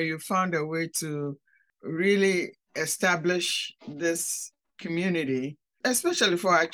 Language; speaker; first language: English; non-native, local second language; Akan